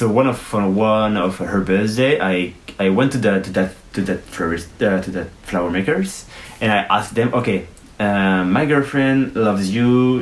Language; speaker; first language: English; non-native, learner; French